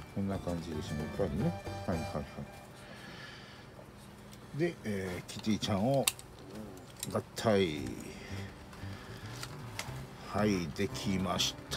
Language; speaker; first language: Japanese; native; Japanese